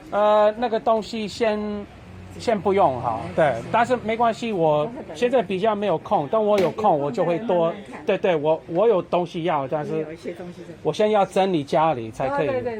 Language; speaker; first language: Chinese; non-native, fluent; English